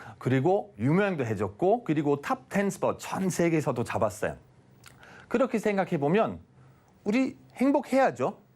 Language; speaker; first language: Korean; non-native, fluent; German